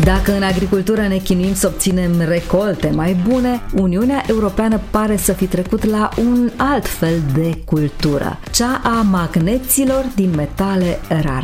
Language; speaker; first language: Romanian; native; Romanian